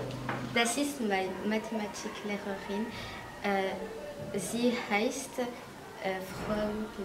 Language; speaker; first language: German; non-native, learner; French